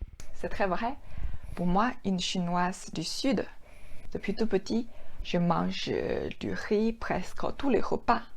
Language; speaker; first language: French; non-native, fluent; Chinese